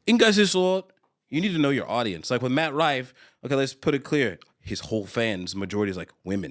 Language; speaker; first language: English; early bilingual, other home language; Chinese